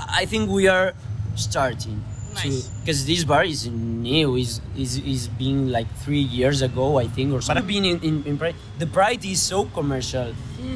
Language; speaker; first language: English; non-native, learner; Spanish